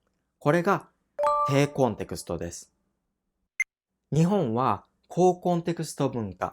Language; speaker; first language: Japanese; non-native, fluent; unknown